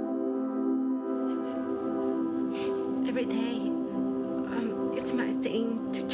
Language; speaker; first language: English; non-native, fluent; Chinese